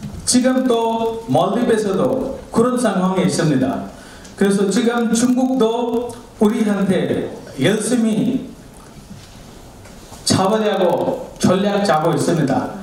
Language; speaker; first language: Korean; non-native, learner; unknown